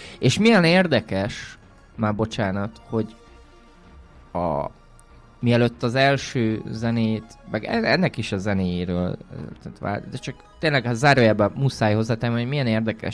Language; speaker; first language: Hungarian; native; Hungarian